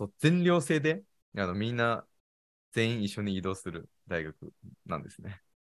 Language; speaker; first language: Japanese; non-native, fluent; Chinese